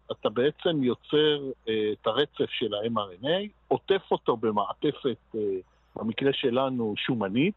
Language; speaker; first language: Hebrew; native; Hebrew